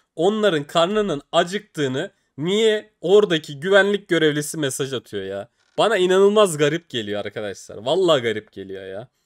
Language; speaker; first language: Turkish; native; Turkish